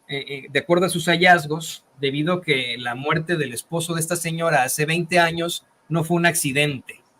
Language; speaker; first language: Spanish; native; Spanish